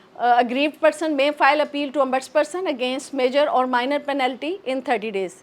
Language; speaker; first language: English; non-native, local second language; Urdu